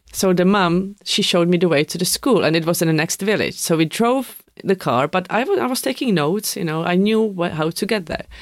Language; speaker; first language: English; non-native, fluent; Czech